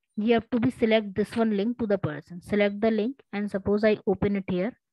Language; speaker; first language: English; non-native, local second language; Hindi